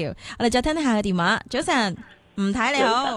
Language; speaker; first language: Cantonese; native; Cantonese